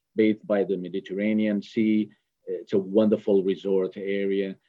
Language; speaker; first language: English; non-native, fluent; Portuguese